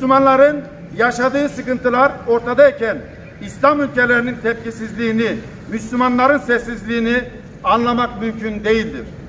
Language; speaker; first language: Turkish; native; Turkish